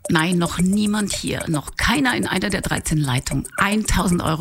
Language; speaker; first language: German; native; German